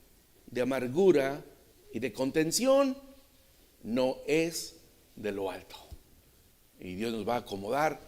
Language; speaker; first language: Spanish; native; Spanish